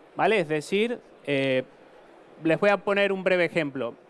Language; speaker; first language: Spanish; native; Spanish